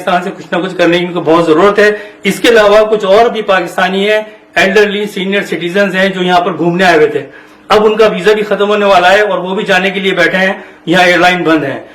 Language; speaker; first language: Urdu; native; Urdu